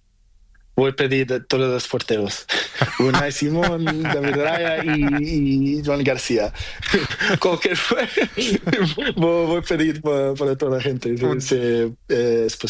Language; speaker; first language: Spanish; non-native, learner; Portuguese